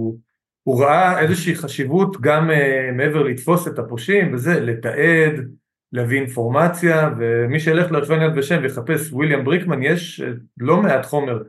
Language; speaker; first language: Hebrew; native; Hebrew